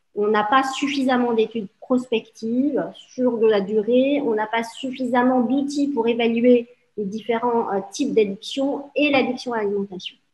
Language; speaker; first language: French; native; French